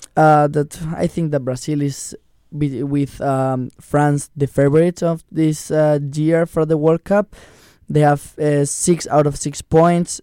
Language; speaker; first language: English; non-native, learner; Spanish